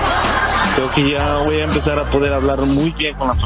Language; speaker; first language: Spanish; non-native, learner; English